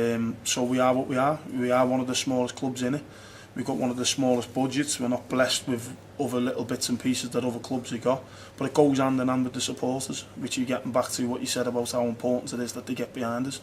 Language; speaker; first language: English; native; English